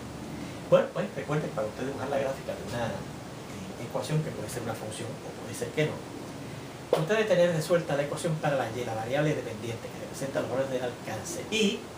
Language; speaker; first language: Spanish; native; Spanish